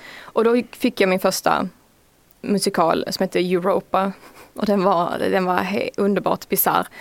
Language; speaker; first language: Swedish; native; Swedish